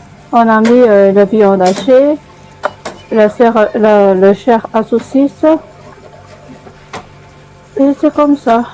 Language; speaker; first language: French; non-native, local second language; Malagasy